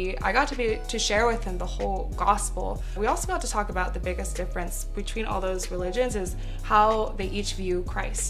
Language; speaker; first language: English; native; English